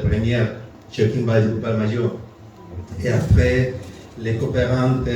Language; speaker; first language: French; non-native, learner; Spanish